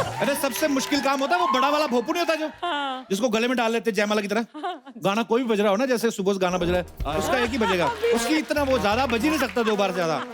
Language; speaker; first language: Hindi; non-native, local second language; Punjabi